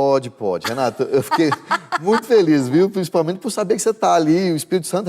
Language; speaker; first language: Portuguese; native; Portuguese